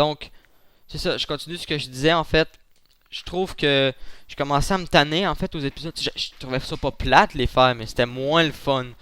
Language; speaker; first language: French; native; French